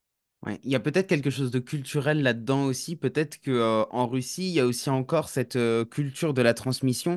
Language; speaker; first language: French; native; French